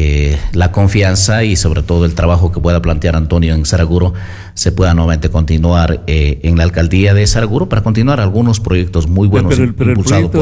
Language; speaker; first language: Spanish; native; Spanish